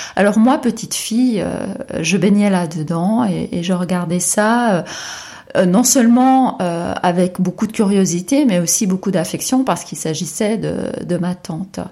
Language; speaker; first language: French; native; French